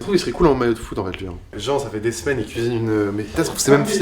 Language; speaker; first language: French; native; French